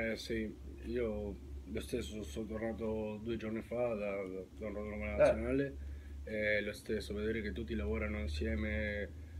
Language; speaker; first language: Italian; non-native, learner; Spanish